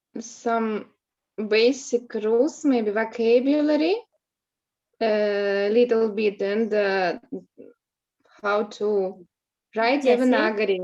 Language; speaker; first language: English; non-native, learner; Russian